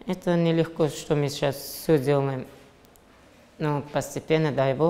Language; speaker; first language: Russian; non-native, local second language; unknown